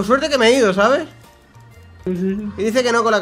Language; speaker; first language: Spanish; native; Spanish